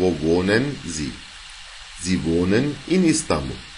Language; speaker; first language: German; non-native, fluent; Turkish